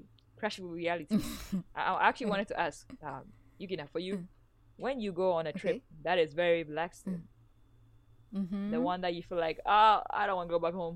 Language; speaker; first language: English; non-native, fluent; Japanese